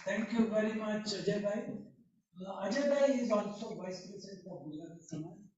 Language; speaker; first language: English; non-native, local second language; Gujarati